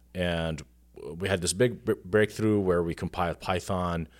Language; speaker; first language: English; non-native, fluent; Arabic